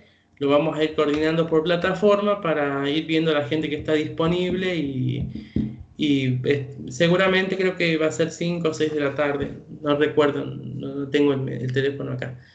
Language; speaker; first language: Spanish; native; Spanish